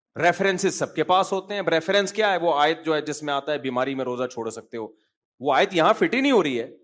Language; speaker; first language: Urdu; native; Urdu